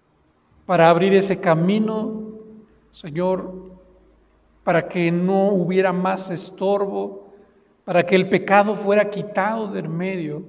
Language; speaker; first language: Spanish; native; Spanish